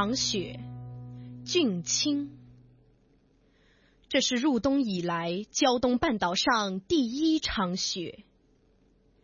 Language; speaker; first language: Cantonese; native; Cantonese